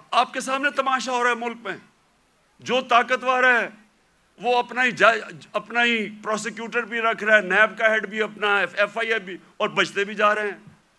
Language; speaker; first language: Urdu; native; Urdu